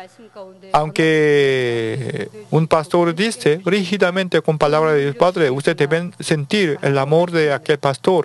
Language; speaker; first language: Spanish; non-native, learner; Korean